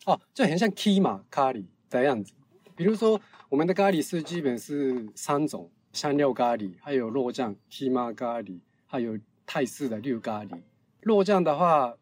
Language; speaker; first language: Chinese; non-native, learner; Japanese